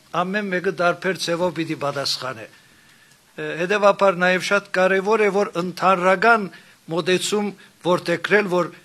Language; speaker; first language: Armenian; native; Armenian